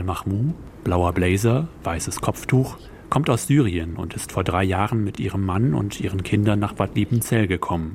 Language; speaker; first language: German; native; German